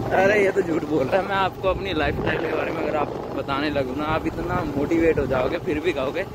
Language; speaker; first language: Hindi; native; Hindi